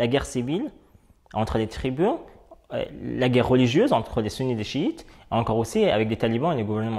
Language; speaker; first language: French; non-native, fluent; Persian